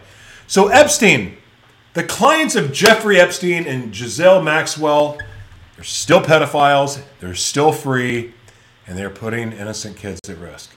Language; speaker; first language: English; native; English